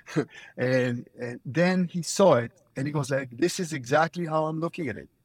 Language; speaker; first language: English; non-native, fluent; Hebrew